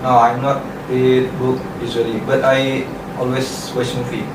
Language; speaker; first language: English; non-native, learner; Indonesian